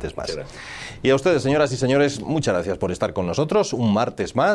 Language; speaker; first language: Spanish; native; Spanish